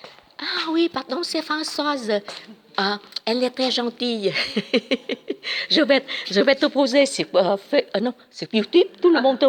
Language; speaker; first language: French; non-native, learner; Vietnamese